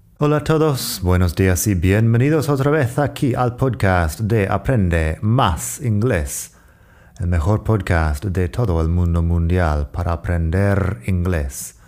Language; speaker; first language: Spanish; non-native, fluent; English